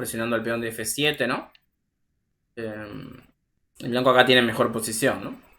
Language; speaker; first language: Spanish; native; Spanish